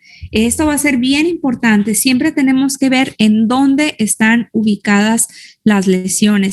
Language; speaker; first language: Spanish; native; Spanish